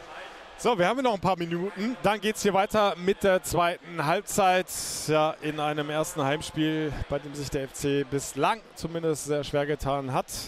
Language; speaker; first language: German; native; German